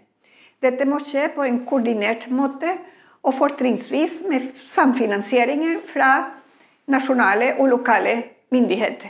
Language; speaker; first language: Norwegian; non-native, fluent; Spanish